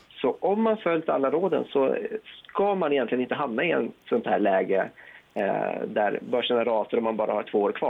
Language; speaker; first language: Swedish; native; Swedish